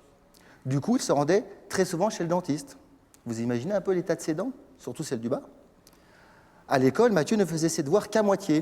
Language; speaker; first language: French; native; French